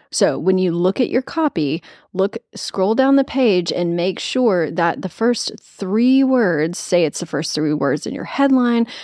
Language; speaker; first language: English; native; English